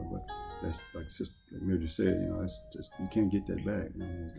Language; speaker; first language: English; native; English